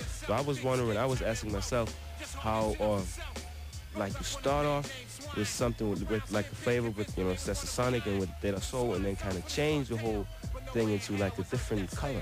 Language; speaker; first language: English; non-native, fluent; German